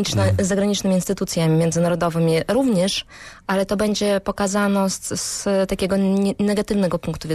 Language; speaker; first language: Polish; non-native, fluent; Russian